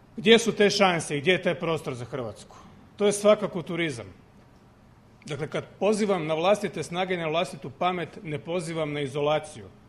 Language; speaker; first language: Croatian; native; Croatian